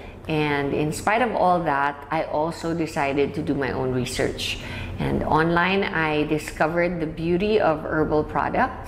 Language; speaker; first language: English; non-native, local second language; Filipino